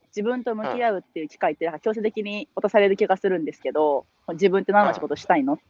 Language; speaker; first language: Japanese; native; Japanese